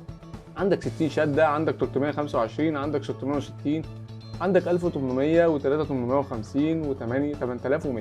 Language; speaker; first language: Arabic; native; Arabic